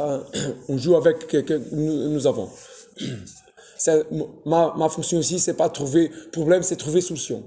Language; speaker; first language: French; non-native, fluent; Portuguese